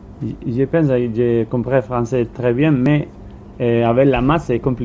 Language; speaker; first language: French; non-native, learner; Spanish